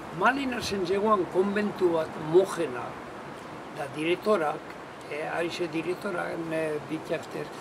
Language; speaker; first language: Basque; native; Basque